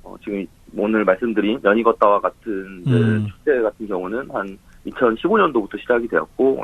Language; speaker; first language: Korean; native; Korean